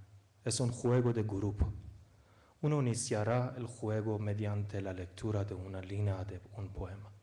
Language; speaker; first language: Spanish; non-native, fluent; Persian